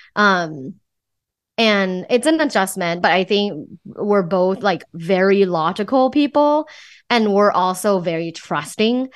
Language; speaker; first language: English; non-native, fluent; Thai